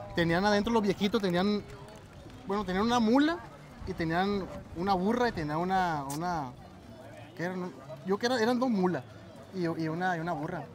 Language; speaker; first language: Spanish; native; Spanish